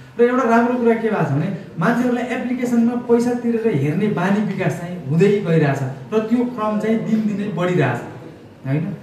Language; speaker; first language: Nepali; native; Nepali